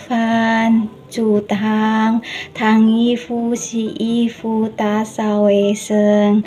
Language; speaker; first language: Chinese; non-native, learner; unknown